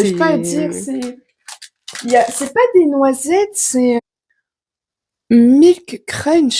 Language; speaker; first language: French; native; French